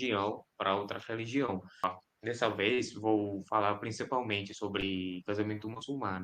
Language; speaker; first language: Portuguese; non-native, fluent; Indonesian